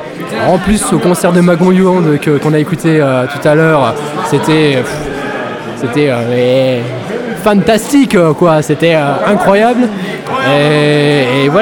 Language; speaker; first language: French; native; French